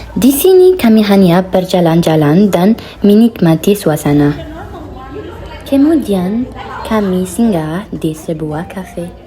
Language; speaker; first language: Malay; non-native, learner; Arabic